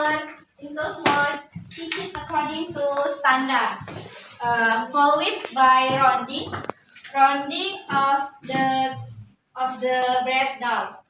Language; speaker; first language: English; non-native, learner; Indonesian